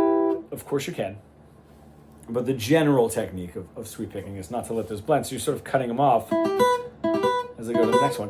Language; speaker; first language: English; native; English